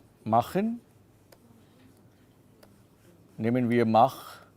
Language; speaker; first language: German; non-native, fluent; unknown